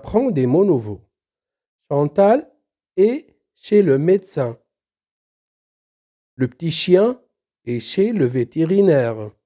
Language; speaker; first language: French; non-native, local second language; Arabic